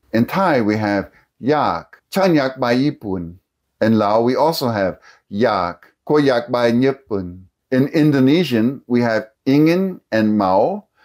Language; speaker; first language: English; native; English